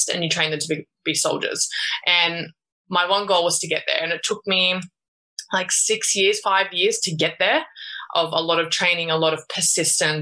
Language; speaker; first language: English; native; English